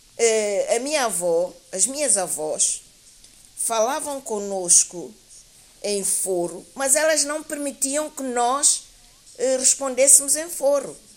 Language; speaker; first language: Portuguese; native; Portuguese